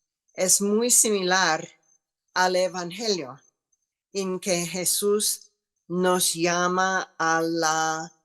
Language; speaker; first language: Spanish; non-native, fluent; English